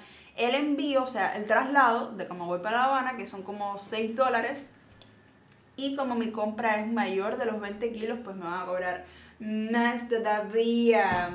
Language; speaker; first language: Spanish; native; Spanish